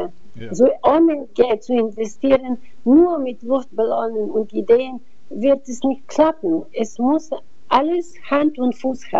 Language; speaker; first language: German; non-native, fluent; Bulgarian